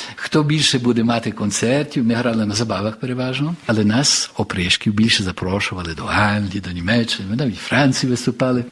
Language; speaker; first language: Ukrainian; early bilingual, heritage; Ukrainian